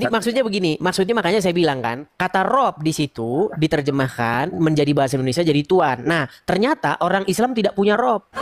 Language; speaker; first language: Indonesian; native; Indonesian